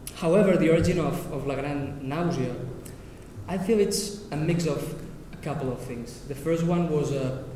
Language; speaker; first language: English; non-native, fluent; Catalan